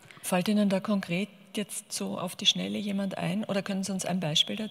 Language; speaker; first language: German; native; German